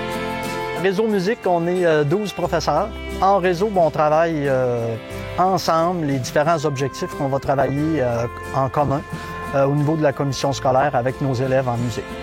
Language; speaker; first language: French; native; French